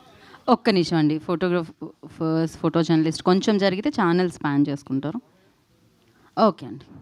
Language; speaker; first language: Telugu; native; Telugu